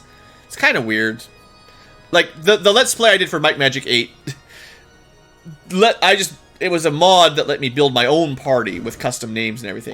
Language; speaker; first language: English; native; English